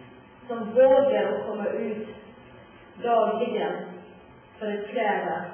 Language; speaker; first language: Swedish; non-native, learner; Persian